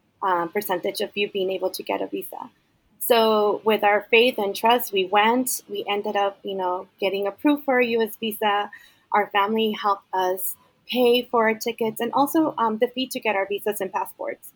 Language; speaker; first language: English; early bilingual, other home language; Spanish